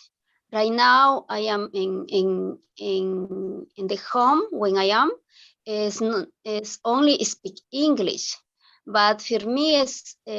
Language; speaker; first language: English; non-native, learner; Spanish